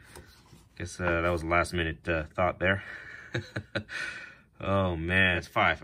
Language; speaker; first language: English; native; English